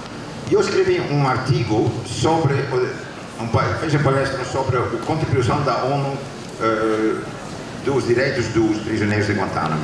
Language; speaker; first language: Portuguese; non-native, fluent; Dutch